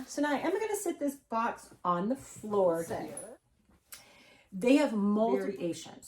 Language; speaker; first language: English; native; English